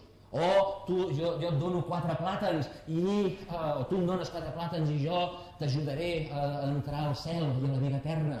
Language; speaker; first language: Catalan; native; Catalan